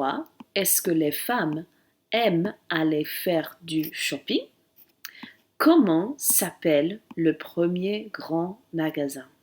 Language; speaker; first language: French; non-native, fluent; English